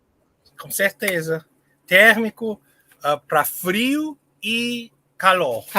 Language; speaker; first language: Portuguese; non-native, learner; English